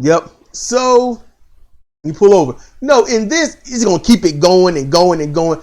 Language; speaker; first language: English; native; English